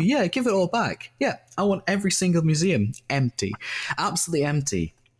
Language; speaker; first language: English; native; English